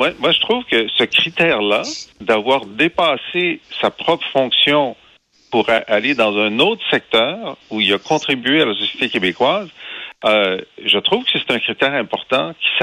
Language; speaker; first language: French; native; French